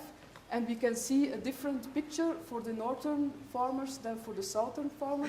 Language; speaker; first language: English; non-native, fluent; Dutch